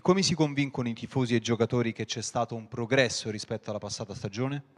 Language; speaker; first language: Italian; native; Italian